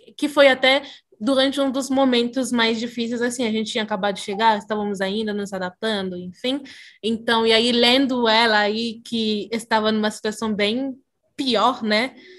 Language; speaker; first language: Portuguese; early bilingual, other home language; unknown